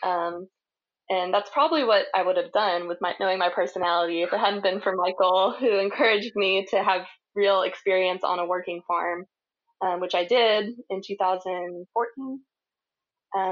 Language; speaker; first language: English; native; English